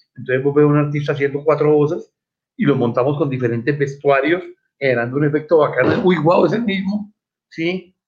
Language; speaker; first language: Spanish; native; Spanish